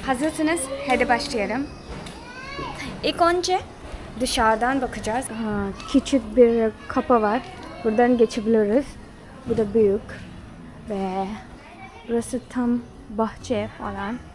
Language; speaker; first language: Turkish; non-native, fluent; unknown